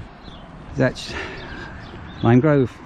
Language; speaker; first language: English; native; English